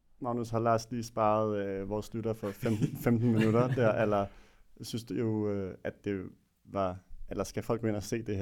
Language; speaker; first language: Danish; native; Danish